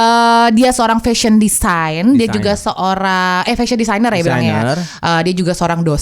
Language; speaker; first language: Indonesian; native; Indonesian